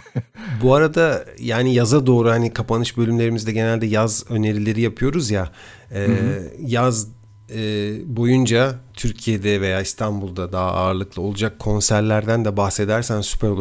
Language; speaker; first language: Turkish; native; Turkish